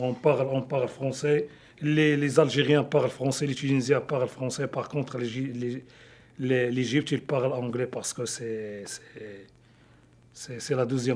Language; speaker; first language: French; non-native, local second language; Arabic